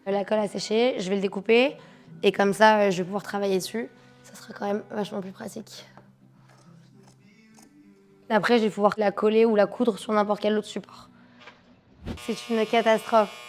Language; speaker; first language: French; native; French